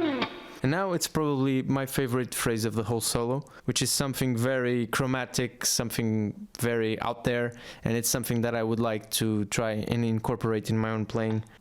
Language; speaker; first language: English; non-native, fluent; Portuguese